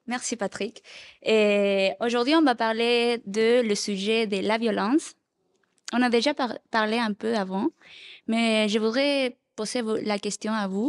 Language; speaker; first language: French; non-native, learner; Spanish